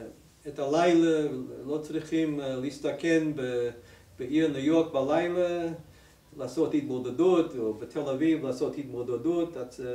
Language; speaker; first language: Hebrew; non-native, fluent; English